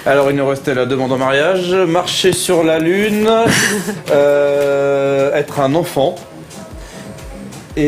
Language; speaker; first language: French; native; French